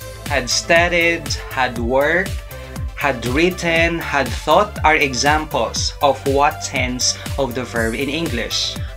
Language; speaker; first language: English; non-native, local second language; Filipino